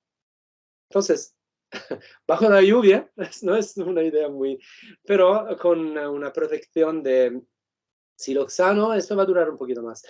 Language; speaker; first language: Spanish; non-native, fluent; Italian